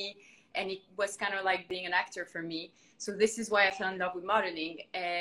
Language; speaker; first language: English; non-native, fluent; French